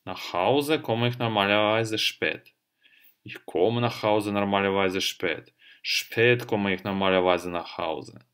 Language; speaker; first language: German; non-native, fluent; Russian